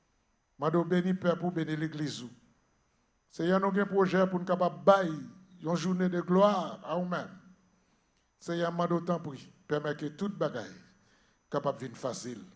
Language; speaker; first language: French; non-native, local second language; Haitian Creole